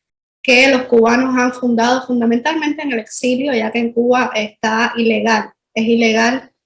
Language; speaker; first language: Spanish; native; Spanish